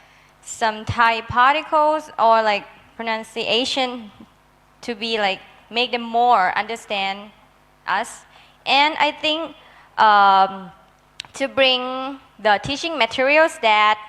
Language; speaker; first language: English; non-native, learner; Thai